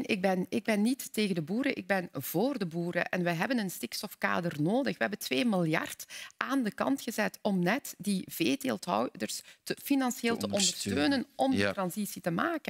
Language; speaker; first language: Dutch; native; Dutch